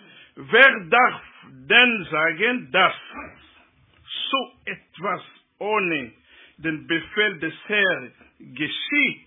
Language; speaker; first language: German; non-native, learner; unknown